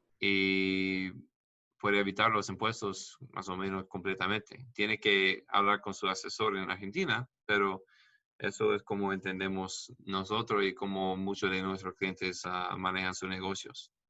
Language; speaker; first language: Spanish; non-native, learner; English